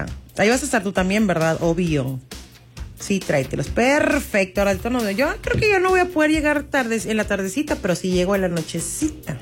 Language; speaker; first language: Spanish; native; Spanish